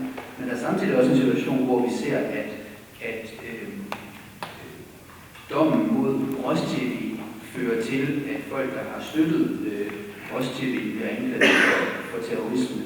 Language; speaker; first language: Danish; native; Danish